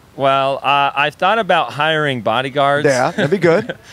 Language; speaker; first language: English; native; English